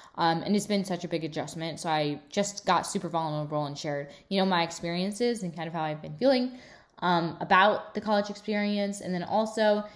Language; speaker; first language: English; native; English